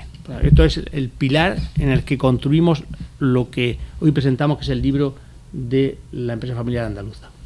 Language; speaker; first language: Spanish; native; Spanish